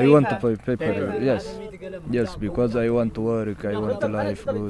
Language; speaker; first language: English; non-native, learner; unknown